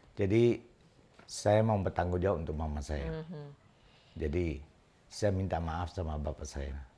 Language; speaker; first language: Indonesian; non-native, local second language; Min Nan Chinese